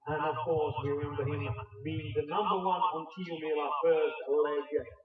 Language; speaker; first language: English; non-native, fluent; Finnish